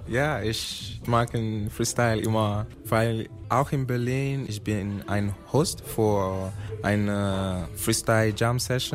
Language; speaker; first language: German; non-native, learner; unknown